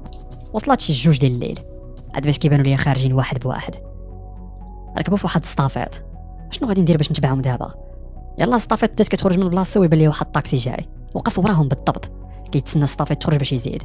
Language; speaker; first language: Arabic; native; Arabic